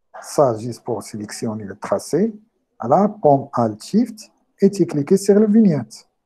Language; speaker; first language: French; non-native, local second language; Arabic